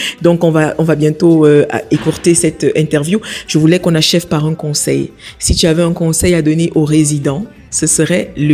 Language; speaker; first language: French; native; French